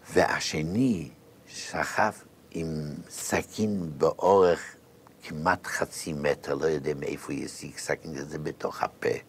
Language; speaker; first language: Hebrew; non-native, fluent; Yiddish